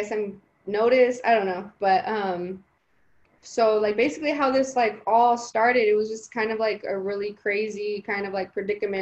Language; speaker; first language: English; early bilingual, other home language; Spanish